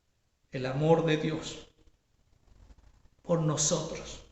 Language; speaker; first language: Spanish; native; Spanish